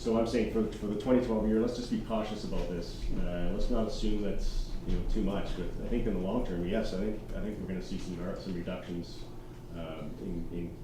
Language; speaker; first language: English; native; English